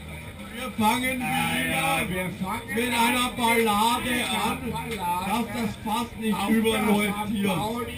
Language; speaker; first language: German; native; German